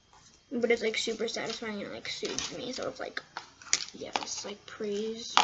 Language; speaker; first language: English; native; English